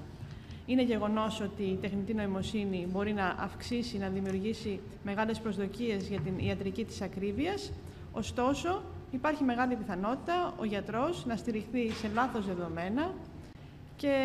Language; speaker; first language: Greek; native; Greek